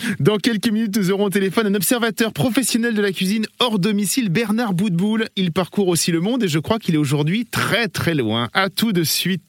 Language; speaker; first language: French; native; French